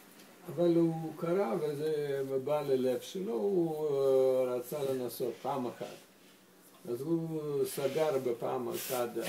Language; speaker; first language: Hebrew; non-native, fluent; Russian